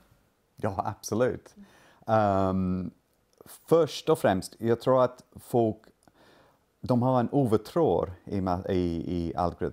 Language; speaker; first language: Swedish; non-native, fluent; English